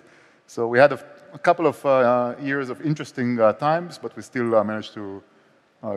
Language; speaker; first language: English; non-native, fluent; Hebrew